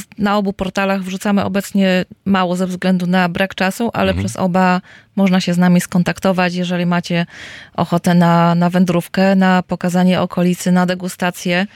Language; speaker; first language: Polish; native; Polish